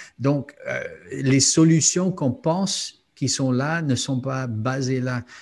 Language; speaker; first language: French; non-native, fluent; English